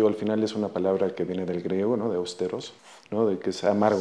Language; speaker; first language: Spanish; native; Spanish